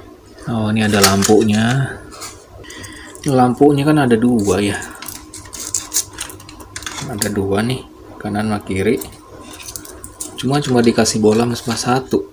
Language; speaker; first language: Indonesian; native; Indonesian